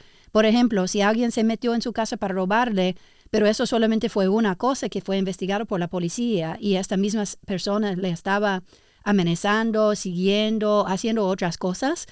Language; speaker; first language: Spanish; early bilingual, heritage; English